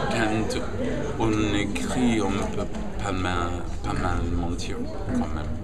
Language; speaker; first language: French; non-native, fluent; English